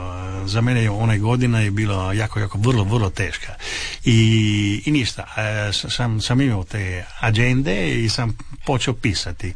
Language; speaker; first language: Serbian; non-native, fluent; Italian